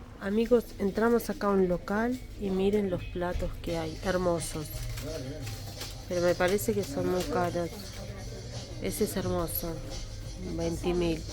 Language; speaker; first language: Spanish; non-native, fluent; Russian